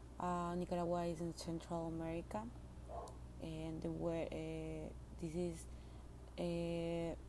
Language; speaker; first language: English; non-native, learner; Spanish